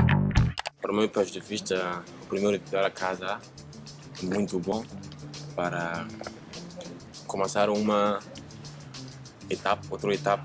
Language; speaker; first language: Portuguese; non-native, learner; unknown